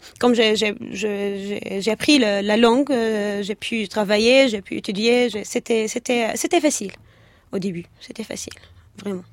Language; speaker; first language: French; non-native, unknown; Arabic